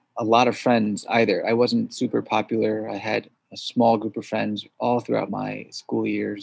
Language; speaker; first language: English; early bilingual, other home language; Korean